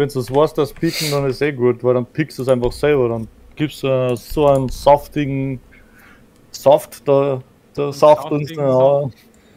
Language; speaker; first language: German; native; German